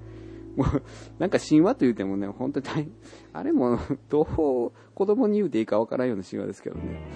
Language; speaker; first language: Japanese; native; Japanese